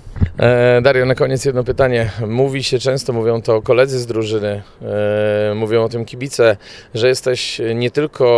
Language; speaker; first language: Polish; native; Polish